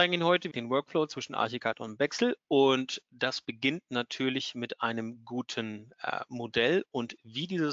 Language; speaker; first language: German; native; German